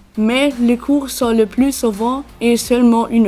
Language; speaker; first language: French; non-native, learner; German